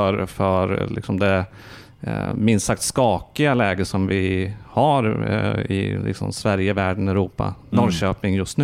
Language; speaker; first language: Swedish; native; Swedish